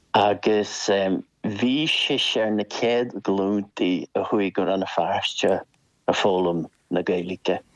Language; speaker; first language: Irish; non-native, local second language; English